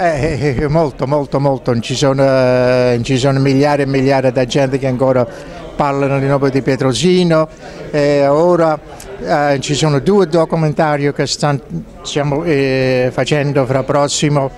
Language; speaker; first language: Italian; early bilingual, heritage; English